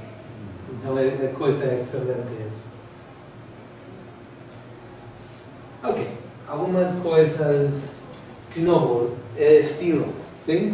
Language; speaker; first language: Portuguese; non-native, fluent; English